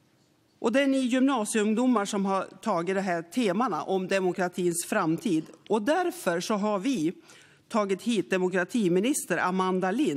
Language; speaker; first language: Swedish; native; Swedish